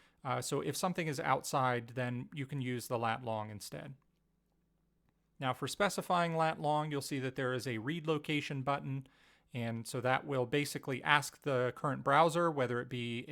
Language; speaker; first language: English; native; English